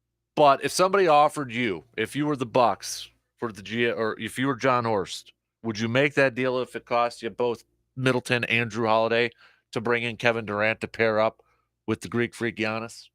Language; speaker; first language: English; native; English